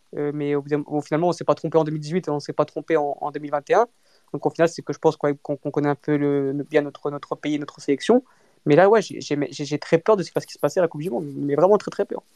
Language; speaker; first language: French; early bilingual, other home language; Portuguese